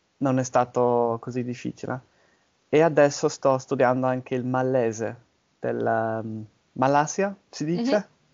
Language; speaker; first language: Italian; non-native, fluent; English